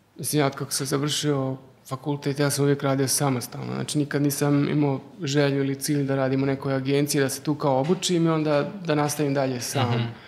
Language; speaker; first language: Serbian; early bilingual, heritage; Serbian